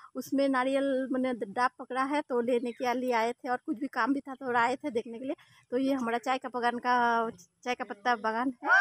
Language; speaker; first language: Hindi; non-native, local second language; Bangla